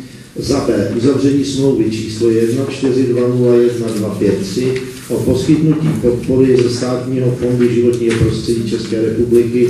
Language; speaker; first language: Czech; native; Czech